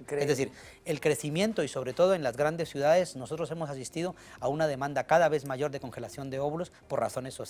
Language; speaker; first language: Spanish; native; Spanish